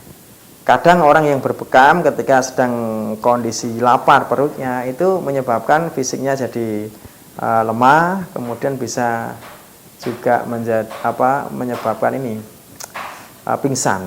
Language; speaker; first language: Indonesian; non-native, local second language; Javanese